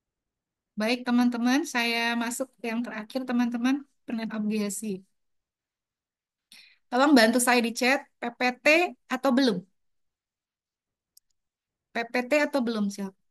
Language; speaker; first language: Indonesian; native; Indonesian